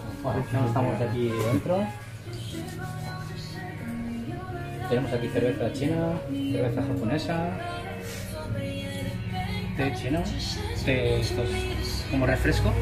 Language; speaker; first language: Spanish; non-native, fluent; Chinese